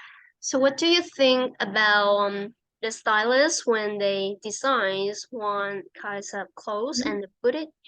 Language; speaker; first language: English; non-native, fluent; Vietnamese